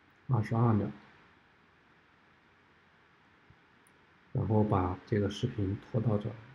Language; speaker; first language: Chinese; native; Chinese